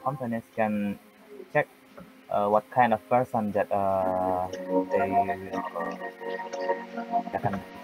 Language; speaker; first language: English; non-native, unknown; Indonesian